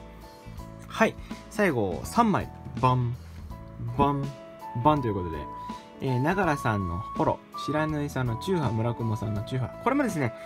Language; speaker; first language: Japanese; native; Japanese